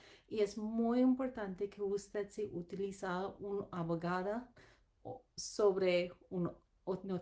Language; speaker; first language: Spanish; non-native, learner; English